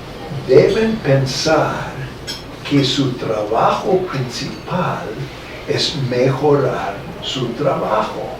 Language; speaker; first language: Spanish; non-native, fluent; English